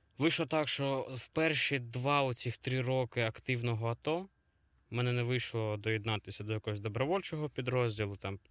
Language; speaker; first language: Ukrainian; native; Ukrainian